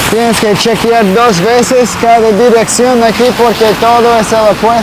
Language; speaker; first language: Spanish; non-native, learner; English